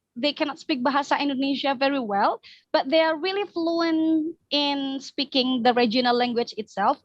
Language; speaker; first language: English; non-native, fluent; Indonesian